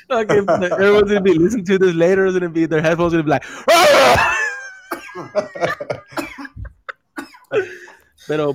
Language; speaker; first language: English; early bilingual, other home language; Spanish